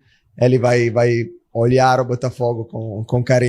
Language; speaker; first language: Portuguese; non-native, fluent; Italian